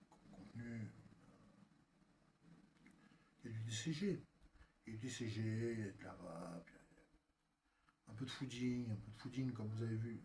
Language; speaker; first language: French; native; French